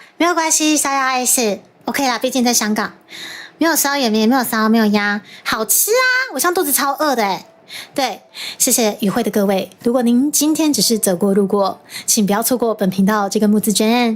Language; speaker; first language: Chinese; native; Chinese